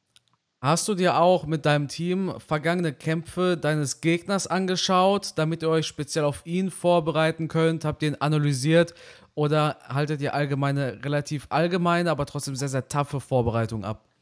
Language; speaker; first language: German; native; German